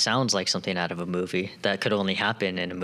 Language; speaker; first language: English; native; English